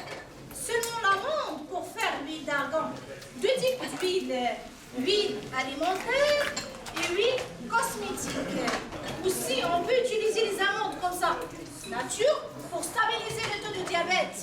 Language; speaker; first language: French; non-native, local second language; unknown